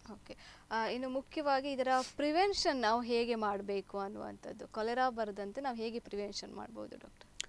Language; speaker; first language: Kannada; native; Kannada